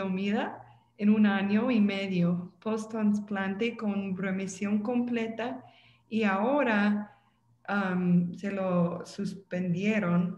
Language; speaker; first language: Spanish; non-native, fluent; English